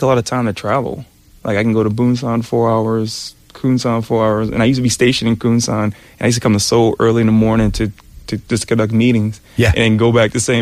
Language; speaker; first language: English; native; English